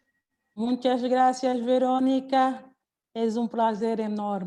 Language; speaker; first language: Spanish; non-native, learner; Portuguese